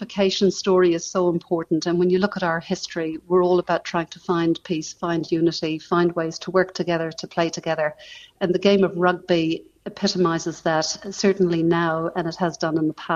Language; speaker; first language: English; native; English